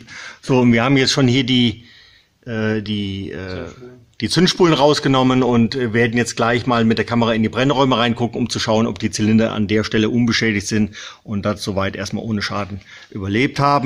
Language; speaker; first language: German; native; German